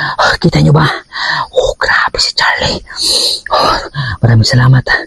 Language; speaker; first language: Filipino; non-native, local second language; Cebuano